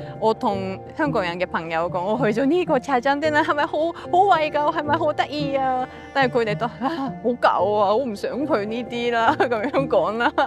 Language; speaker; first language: Cantonese; non-native, fluent; Japanese